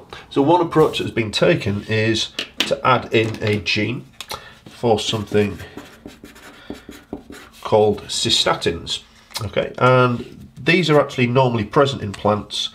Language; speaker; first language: English; native; English